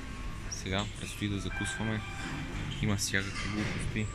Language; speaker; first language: Bulgarian; native; Bulgarian